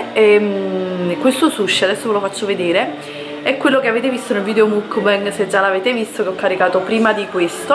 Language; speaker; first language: Italian; native; Italian